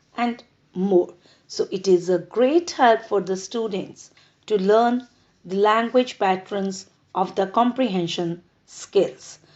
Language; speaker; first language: English; non-native, local second language; Punjabi